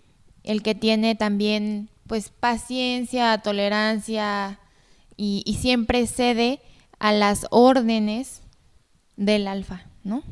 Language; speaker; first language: Spanish; native; Spanish